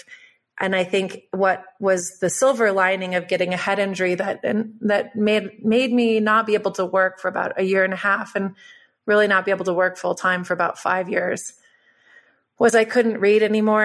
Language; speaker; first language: English; native; English